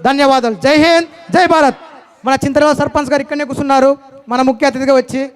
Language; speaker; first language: Telugu; native; Telugu